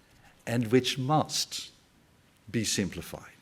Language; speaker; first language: English; non-native, fluent; Dutch